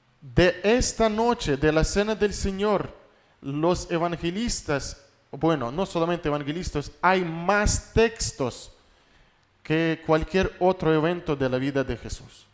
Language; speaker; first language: Spanish; non-native, fluent; Russian